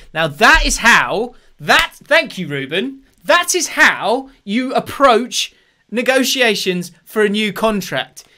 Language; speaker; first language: English; native; English